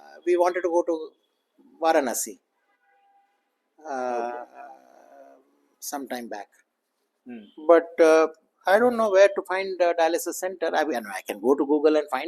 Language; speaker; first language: English; non-native, local second language; Kannada